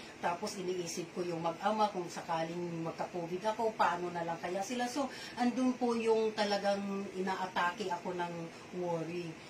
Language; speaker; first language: Filipino; non-native, local second language; Cebuano